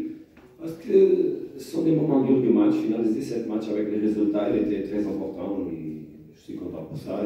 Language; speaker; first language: French; non-native, fluent; Portuguese